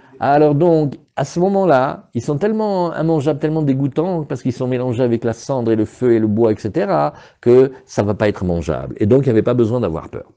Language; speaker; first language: French; native; French